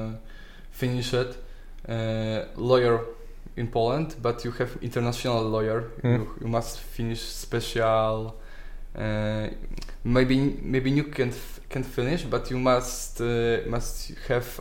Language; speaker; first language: English; non-native, learner; Polish